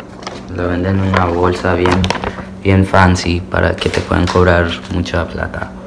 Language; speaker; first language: Spanish; early bilingual, heritage; Spanish